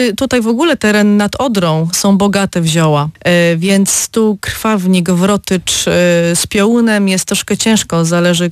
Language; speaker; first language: Polish; native; Polish